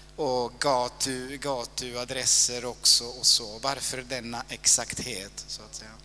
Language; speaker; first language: Swedish; non-native, fluent; Italian